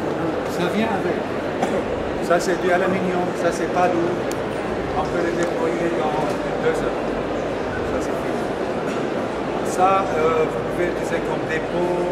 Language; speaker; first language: French; non-native, fluent; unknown